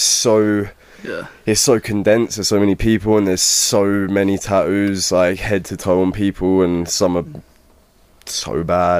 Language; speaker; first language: English; native; English